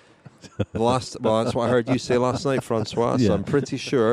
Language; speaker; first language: English; native; English